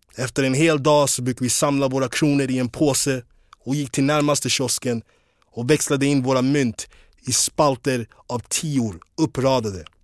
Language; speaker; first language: Swedish; early bilingual, other home language; English